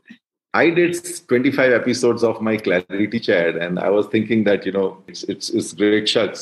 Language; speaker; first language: English; non-native, local second language; Hindi